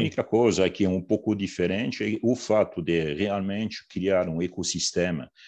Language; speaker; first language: Portuguese; non-native, fluent; French